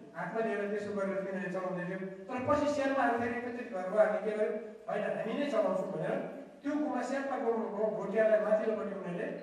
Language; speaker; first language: Nepali; native; Nepali